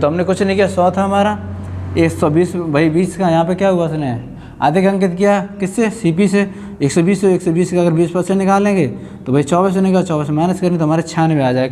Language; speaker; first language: Hindi; native; Hindi